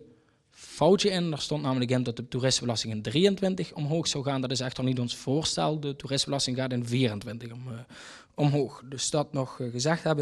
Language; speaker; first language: Dutch; native; Dutch